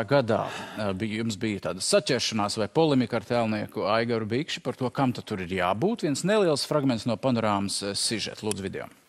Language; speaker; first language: Latvian; native; Latvian